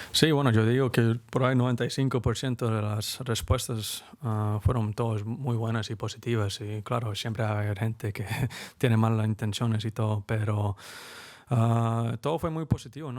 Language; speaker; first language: Spanish; early bilingual, heritage; Spanish